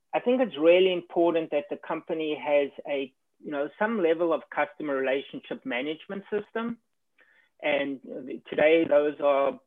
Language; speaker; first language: English; native; English